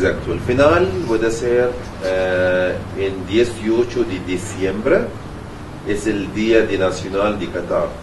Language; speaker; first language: Spanish; non-native, learner; Arabic